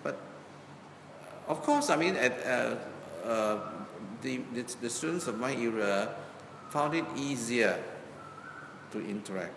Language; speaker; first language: English; non-native, local second language; Min Nan Chinese